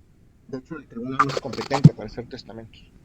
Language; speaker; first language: Spanish; native; Spanish